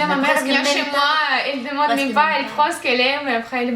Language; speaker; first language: French; non-native, fluent; Russian